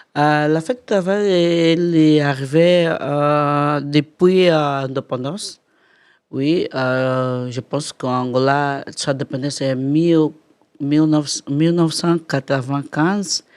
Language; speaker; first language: French; non-native, learner; Portuguese